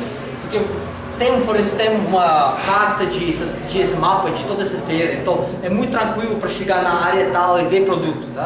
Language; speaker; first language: Portuguese; non-native, learner; Russian